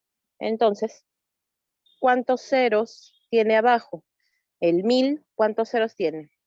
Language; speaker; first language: Spanish; native; Spanish